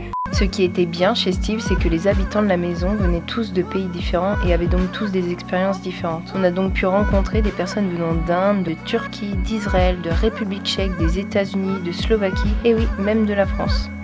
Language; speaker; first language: French; native; French